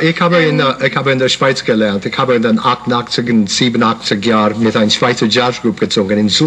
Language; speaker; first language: German; non-native, learner; English